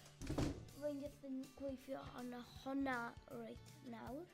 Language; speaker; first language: Welsh; non-native, local second language; English